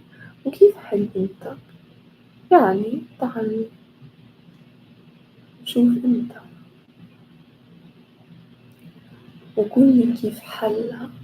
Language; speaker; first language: Arabic; non-native, learner; English